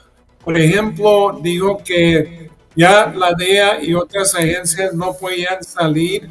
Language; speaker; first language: Spanish; early bilingual, heritage; Spanish